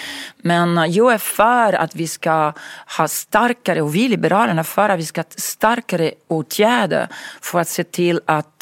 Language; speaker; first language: Swedish; non-native, fluent; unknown